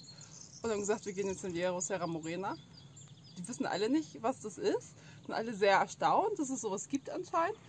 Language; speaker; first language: German; native; German